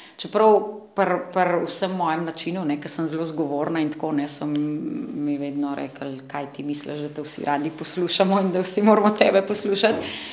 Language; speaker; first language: Slovenian; native; Slovenian